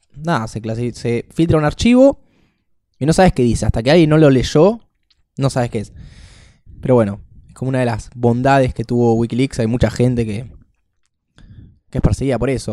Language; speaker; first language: Spanish; native; Spanish